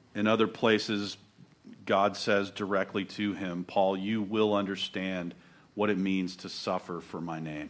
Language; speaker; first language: English; native; English